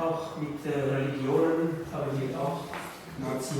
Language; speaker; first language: German; non-native, fluent; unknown